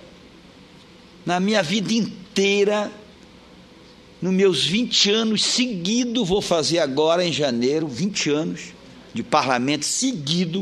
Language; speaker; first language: Portuguese; native; Portuguese